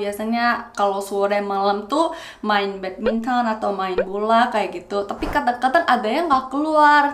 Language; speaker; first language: Indonesian; non-native, fluent; Korean